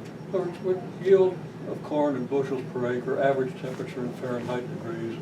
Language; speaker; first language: English; native; English